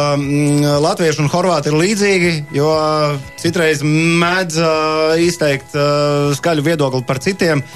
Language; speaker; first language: Latvian; non-native, fluent; Croatian